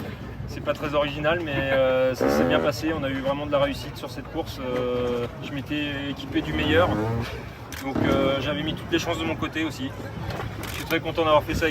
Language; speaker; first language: French; native; French